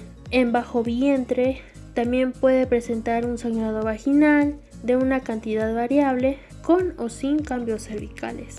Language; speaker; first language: Spanish; native; Spanish